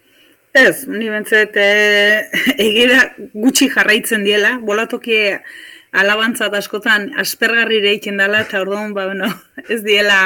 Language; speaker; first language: Basque; native; Basque